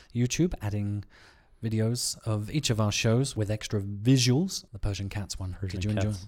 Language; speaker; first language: English; native; English